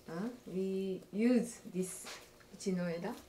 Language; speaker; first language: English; non-native, learner; Japanese